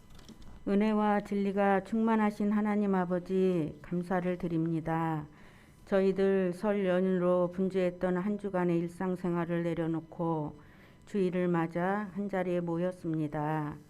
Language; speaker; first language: Korean; native; Korean